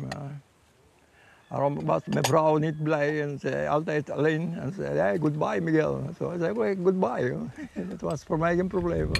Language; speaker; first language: Dutch; non-native, local second language; Papiamento